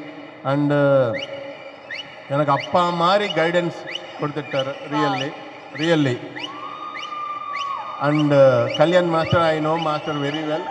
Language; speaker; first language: Tamil; non-native, learner; Telugu